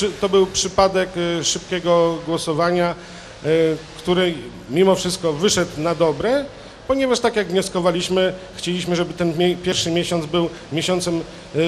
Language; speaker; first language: Polish; native; Polish